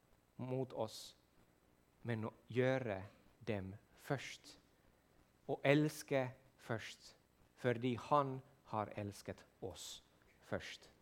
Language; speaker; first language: Swedish; non-native, fluent; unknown